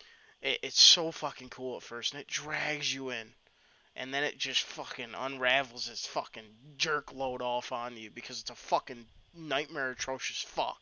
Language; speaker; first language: English; native; English